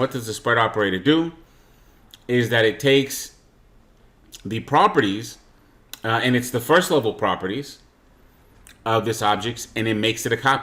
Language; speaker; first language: English; native; English